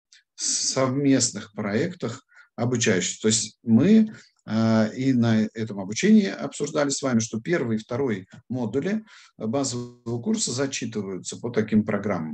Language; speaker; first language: Russian; native; Russian